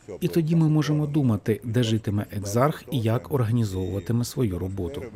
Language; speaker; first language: Ukrainian; non-native, fluent; Estonian